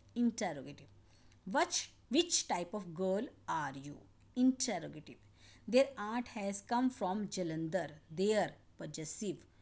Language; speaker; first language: Hindi; native; Hindi